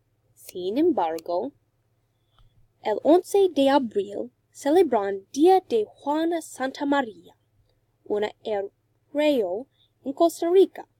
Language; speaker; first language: Spanish; non-native, learner; English